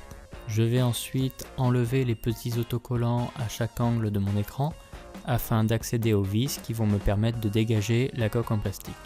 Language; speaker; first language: French; native; French